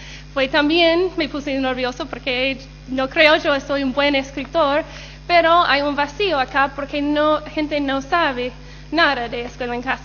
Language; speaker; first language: Spanish; non-native, learner; English